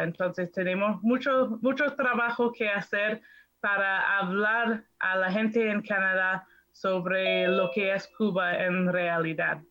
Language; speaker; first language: Spanish; non-native, fluent; English